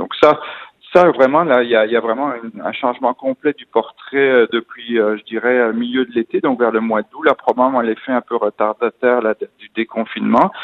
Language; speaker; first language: French; native; French